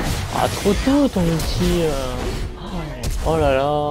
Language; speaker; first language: French; native; French